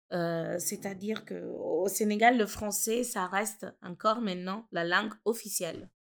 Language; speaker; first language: French; non-native, fluent; Italian